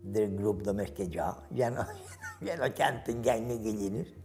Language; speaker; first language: Catalan; native; Catalan